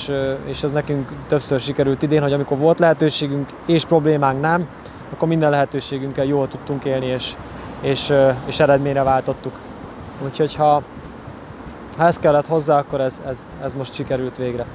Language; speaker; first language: Hungarian; native; Hungarian